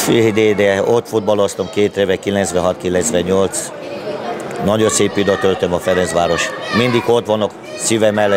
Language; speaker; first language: Hungarian; non-native, fluent; Romanian